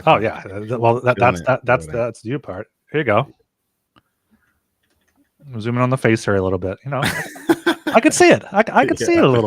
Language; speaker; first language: English; native; English